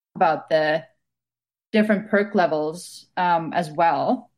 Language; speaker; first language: English; non-native, fluent; Estonian